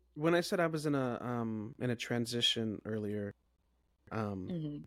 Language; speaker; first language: English; native; English